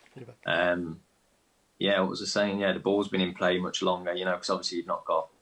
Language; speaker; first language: English; native; English